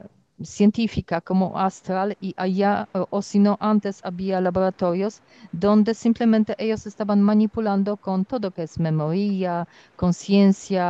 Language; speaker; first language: Spanish; non-native, learner; Polish